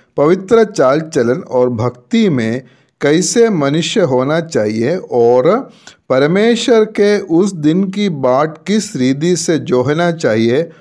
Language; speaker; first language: Hindi; non-native, local second language; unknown